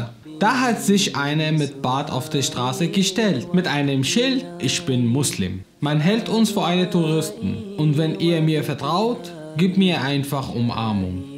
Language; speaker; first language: German; non-native, fluent; Arabic